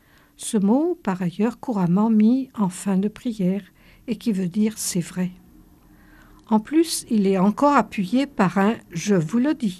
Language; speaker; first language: French; native; French